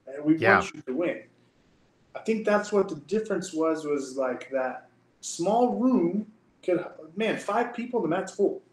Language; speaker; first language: English; native; English